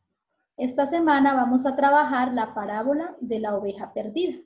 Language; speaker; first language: Spanish; native; Spanish